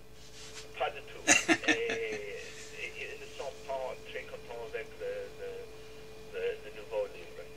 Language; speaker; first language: French; non-native, learner; English